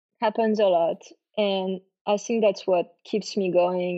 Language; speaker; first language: English; non-native, fluent; French